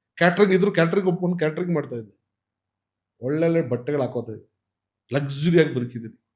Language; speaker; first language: Kannada; non-native, local second language; Malayalam